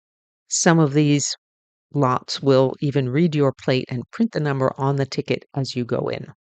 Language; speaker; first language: English; native; English